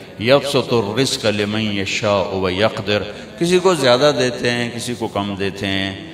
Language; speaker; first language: Urdu; non-native, local second language; Punjabi